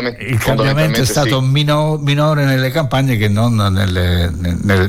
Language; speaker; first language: Italian; native; Italian